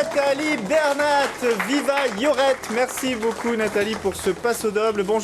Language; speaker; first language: French; native; French